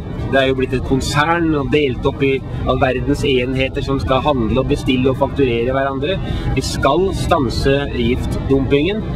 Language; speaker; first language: Norwegian; native; Norwegian